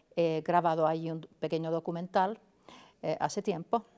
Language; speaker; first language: Spanish; non-native, fluent; Finnish